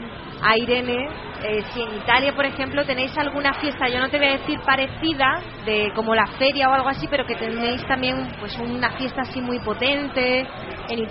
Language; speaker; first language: Spanish; native; Spanish